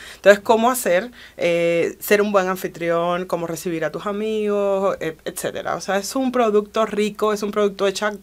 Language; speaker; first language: Spanish; native; Spanish